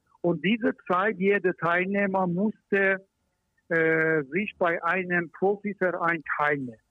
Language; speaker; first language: German; non-native, learner; Persian